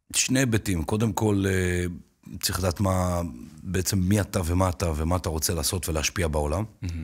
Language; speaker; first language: Hebrew; native; Hebrew